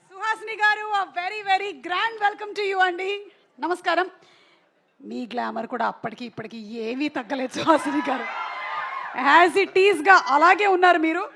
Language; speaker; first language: Telugu; native; Telugu